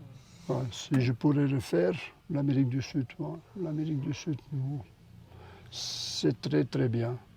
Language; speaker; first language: French; non-native, local second language; Dutch